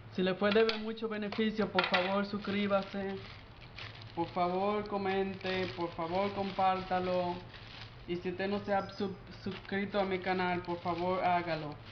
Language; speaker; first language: Spanish; native; Spanish